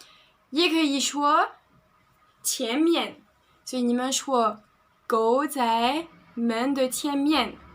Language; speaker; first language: Chinese; non-native, fluent; French